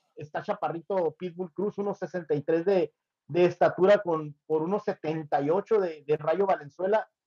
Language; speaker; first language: Spanish; native; Spanish